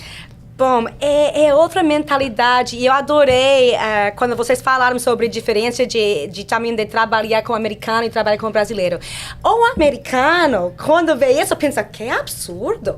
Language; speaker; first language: Portuguese; non-native, fluent; English